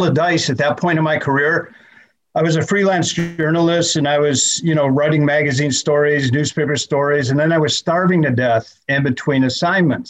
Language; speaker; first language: English; native; English